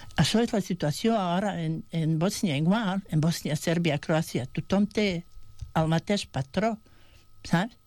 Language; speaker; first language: Catalan; non-native, fluent; Bosnian